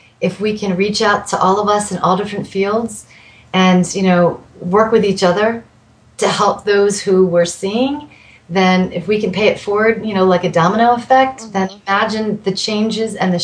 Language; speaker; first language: English; native; English